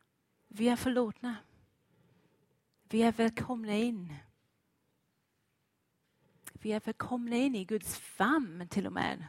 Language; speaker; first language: Swedish; non-native, fluent; English